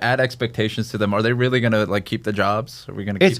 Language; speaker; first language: English; native; English